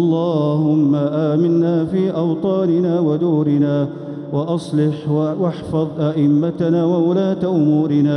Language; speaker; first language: Arabic; native; Arabic